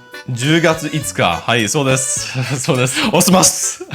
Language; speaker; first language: Japanese; non-native, learner; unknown